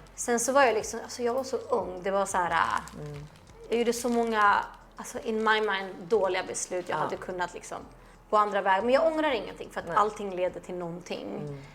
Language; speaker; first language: Swedish; native; Swedish